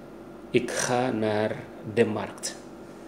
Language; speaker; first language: Dutch; non-native, fluent; Indonesian